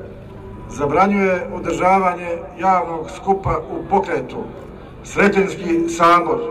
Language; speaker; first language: Bosnian; native; Bosnian